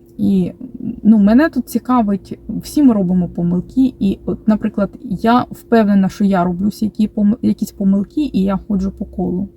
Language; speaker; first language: Ukrainian; non-native, local second language; Russian